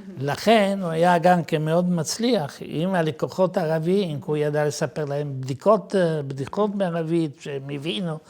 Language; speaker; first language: Hebrew; non-native, fluent; Italian